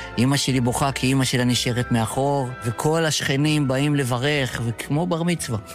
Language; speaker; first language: Hebrew; early bilingual, other home language; Yiddish